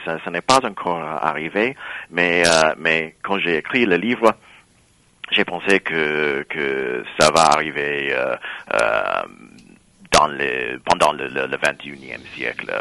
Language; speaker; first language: French; non-native, fluent; English